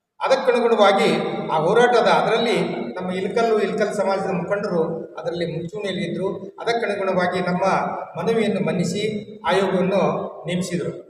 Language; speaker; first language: Kannada; native; Kannada